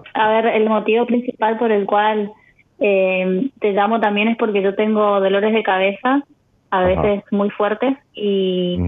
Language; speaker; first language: Spanish; native; Spanish